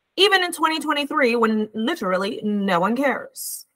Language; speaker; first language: English; native; English